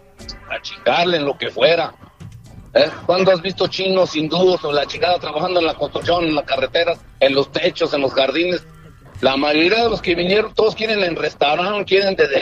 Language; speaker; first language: Spanish; native; Spanish